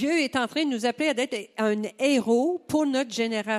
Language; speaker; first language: French; native; French